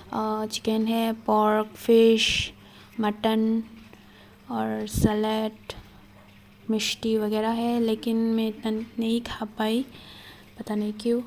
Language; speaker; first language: Hindi; non-native, local second language; Kok Borok